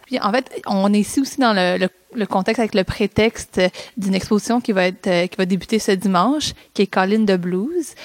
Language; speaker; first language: French; native; French